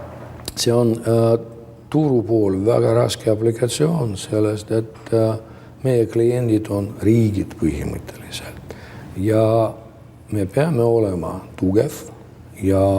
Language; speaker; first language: Estonian; non-native, local second language; Russian